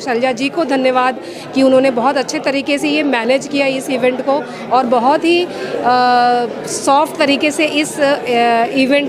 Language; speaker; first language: Hindi; native; Hindi